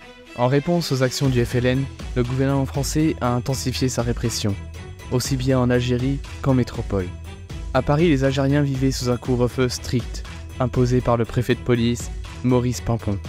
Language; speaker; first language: French; native; French